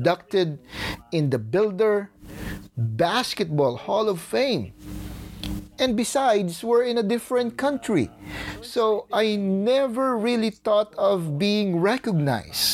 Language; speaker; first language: English; non-native, local second language; Filipino